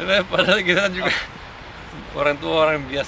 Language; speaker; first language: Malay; early bilingual, other home language; German